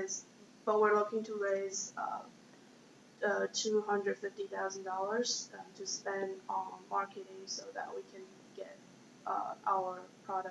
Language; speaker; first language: English; non-native, fluent; Chinese